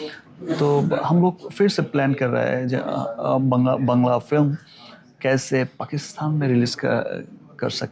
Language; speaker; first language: Hindi; non-native, learner; Bangla